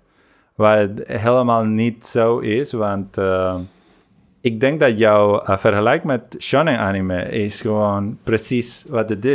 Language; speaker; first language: Dutch; non-native, fluent; Spanish